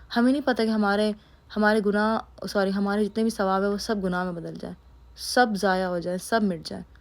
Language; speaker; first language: Urdu; native; Urdu